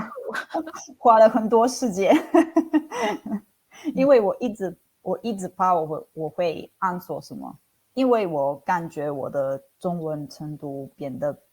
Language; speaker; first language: Chinese; non-native, fluent; Italian